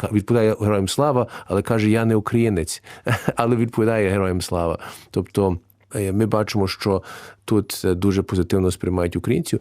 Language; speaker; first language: Ukrainian; early bilingual, heritage; Ukrainian